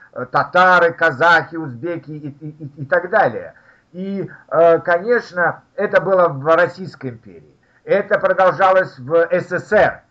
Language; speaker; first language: Russian; native; Russian